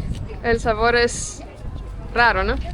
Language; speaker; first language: Spanish; non-native, fluent; Estonian